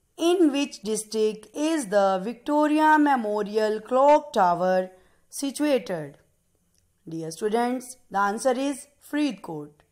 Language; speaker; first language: English; non-native, local second language; Punjabi